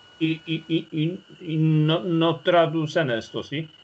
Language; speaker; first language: Spanish; non-native, learner; Polish